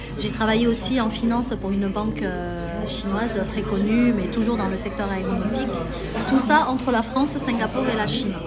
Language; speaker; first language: French; early bilingual, other home language; Chinese